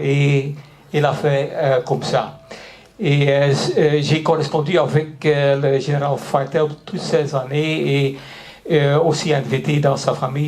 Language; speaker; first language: French; non-native, local second language; Dutch